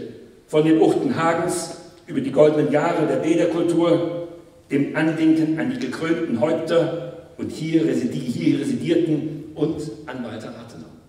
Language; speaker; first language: German; native; German